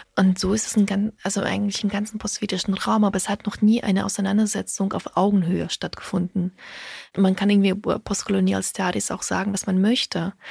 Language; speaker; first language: German; early bilingual, other home language; Russian